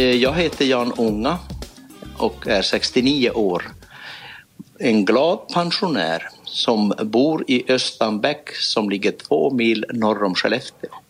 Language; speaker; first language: Swedish; native; Swedish